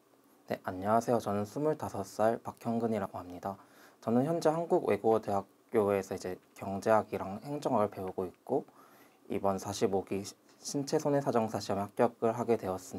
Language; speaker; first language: Korean; native; Korean